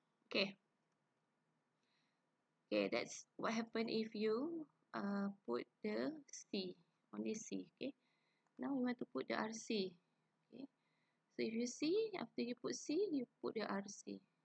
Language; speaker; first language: English; non-native, local second language; Malay